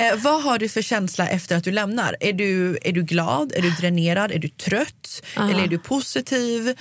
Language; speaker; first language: Swedish; native; Swedish